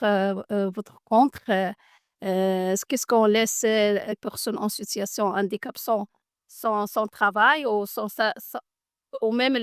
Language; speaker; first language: French; non-native, learner; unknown